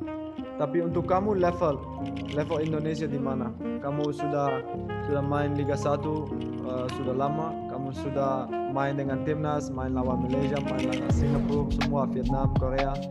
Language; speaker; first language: Indonesian; non-native, learner; Dutch